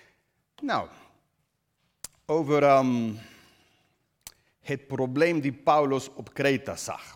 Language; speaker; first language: Dutch; non-native, fluent; English